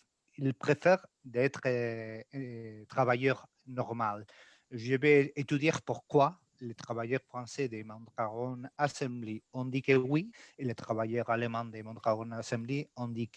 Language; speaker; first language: French; non-native, learner; Spanish